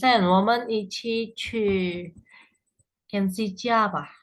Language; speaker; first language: Chinese; non-native, fluent; Indonesian